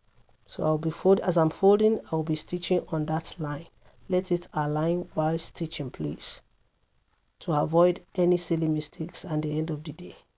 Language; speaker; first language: English; non-native, local second language; Yoruba